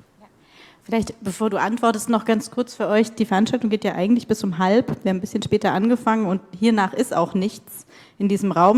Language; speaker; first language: German; native; German